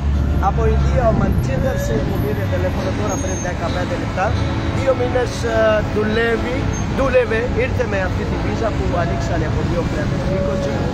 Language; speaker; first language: Greek; non-native, learner; Urdu